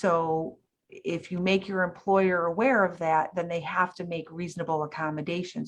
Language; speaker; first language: English; native; English